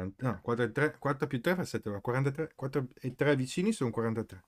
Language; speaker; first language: Italian; native; Italian